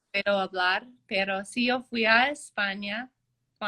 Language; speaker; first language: Spanish; non-native, learner; English